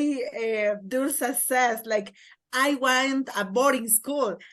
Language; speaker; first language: English; non-native, learner; Kaqchikel